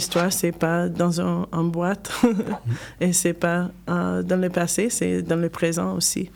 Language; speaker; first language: French; non-native, learner; English